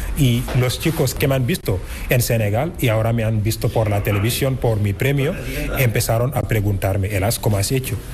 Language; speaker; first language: Spanish; non-native, fluent; Wolof